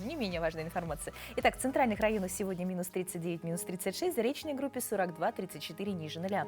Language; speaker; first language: Russian; native; Russian